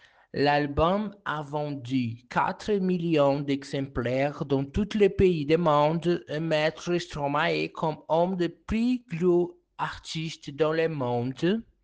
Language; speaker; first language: French; non-native, learner; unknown